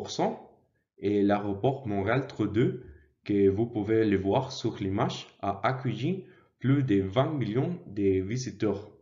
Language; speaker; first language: French; non-native, learner; Spanish